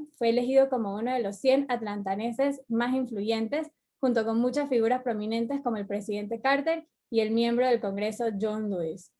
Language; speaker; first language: Spanish; native; Spanish